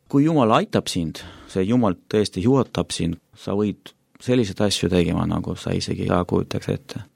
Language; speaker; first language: Estonian; non-native, local second language; Russian